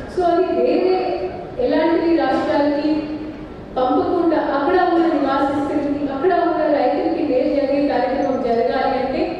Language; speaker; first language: Telugu; non-native, fluent; Hindi